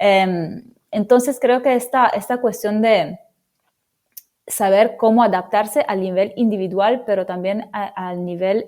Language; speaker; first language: Spanish; non-native, fluent; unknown